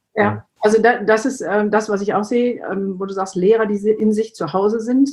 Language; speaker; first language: German; early bilingual, other home language; Turkish